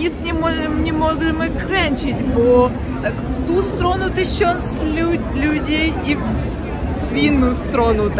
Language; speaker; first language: Polish; non-native, local second language; Ukrainian